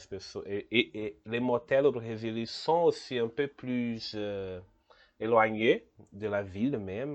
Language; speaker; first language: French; non-native, fluent; Portuguese